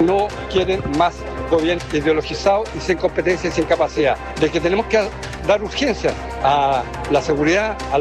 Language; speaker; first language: Spanish; native; Spanish